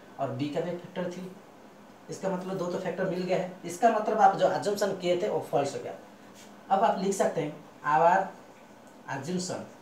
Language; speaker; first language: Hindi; non-native, local second language; Bangla